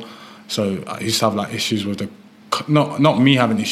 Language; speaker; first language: English; early bilingual, other home language; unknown